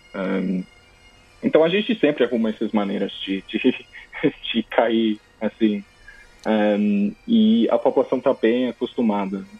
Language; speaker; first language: Portuguese; non-native, fluent; English